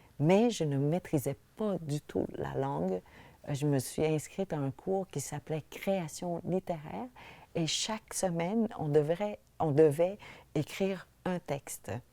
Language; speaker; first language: French; early bilingual, other home language; Vietnamese